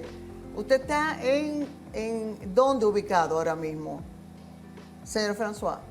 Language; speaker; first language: Spanish; native; Spanish